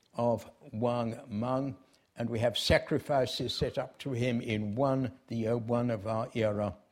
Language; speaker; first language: English; native; English